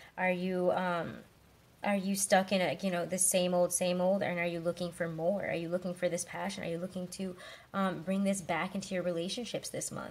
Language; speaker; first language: English; native; English